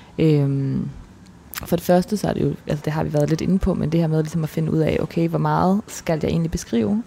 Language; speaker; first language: Danish; native; Danish